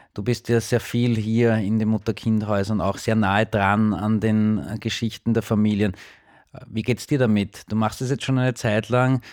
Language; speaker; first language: German; native; German